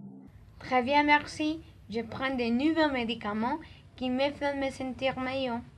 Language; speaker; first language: French; non-native, learner; Spanish